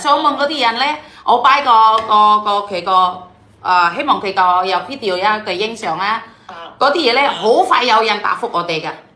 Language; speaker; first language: Cantonese; non-native, fluent; Indonesian